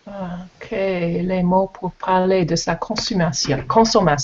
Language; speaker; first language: French; non-native, learner; English